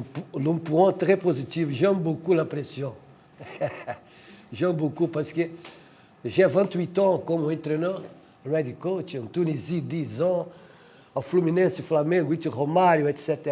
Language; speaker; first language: French; non-native, fluent; Portuguese